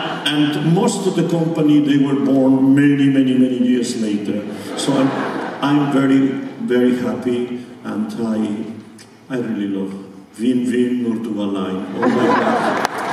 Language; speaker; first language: English; non-native, fluent; Spanish